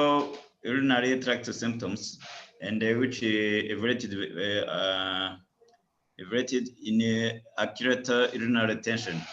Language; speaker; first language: English; non-native, learner; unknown